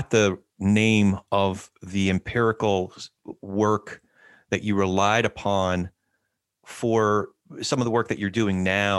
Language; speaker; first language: English; native; English